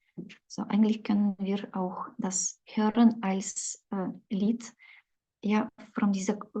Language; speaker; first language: German; non-native, fluent; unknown